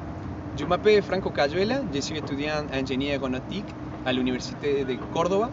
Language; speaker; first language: French; non-native, learner; Spanish